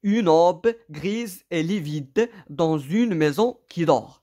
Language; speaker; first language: French; non-native, local second language; Arabic